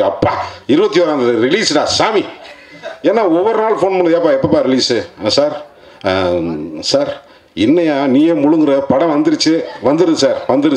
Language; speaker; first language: Tamil; native; Tamil